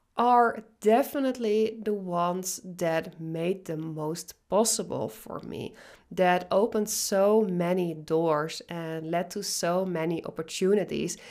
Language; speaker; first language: English; non-native, fluent; Dutch